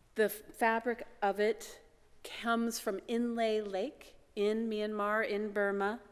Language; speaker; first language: English; native; English